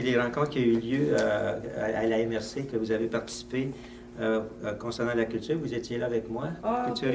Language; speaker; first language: French; native; French